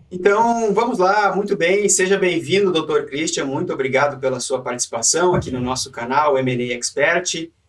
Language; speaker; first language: Portuguese; native; Portuguese